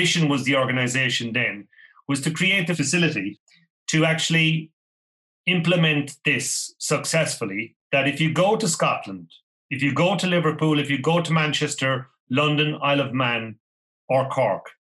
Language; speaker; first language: English; native; English